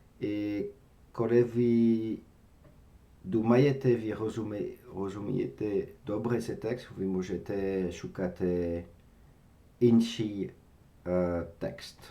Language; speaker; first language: Ukrainian; non-native, learner; French